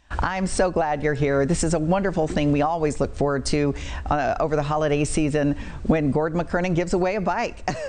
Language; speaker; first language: English; native; English